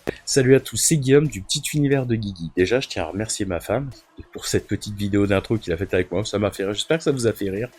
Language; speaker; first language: French; native; French